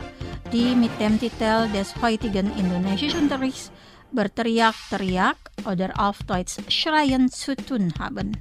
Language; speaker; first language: German; non-native, fluent; Indonesian